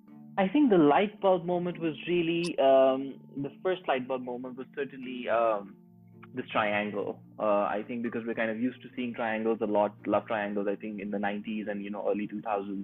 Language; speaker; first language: English; non-native, local second language; Urdu